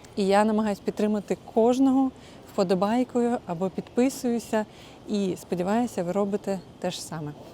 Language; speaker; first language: Ukrainian; non-native, local second language; Russian